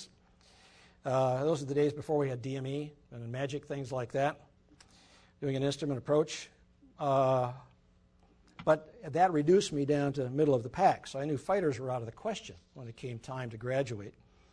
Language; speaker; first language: English; native; English